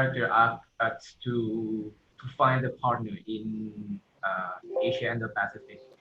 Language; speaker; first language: English; non-native, fluent; Thai